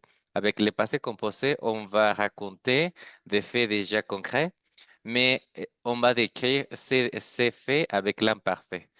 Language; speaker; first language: French; non-native, fluent; Spanish